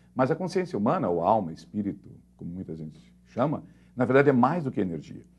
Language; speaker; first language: Portuguese; native; Portuguese